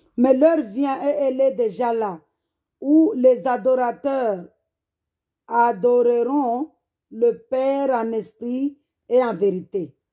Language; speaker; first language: French; non-native, local second language; Comorian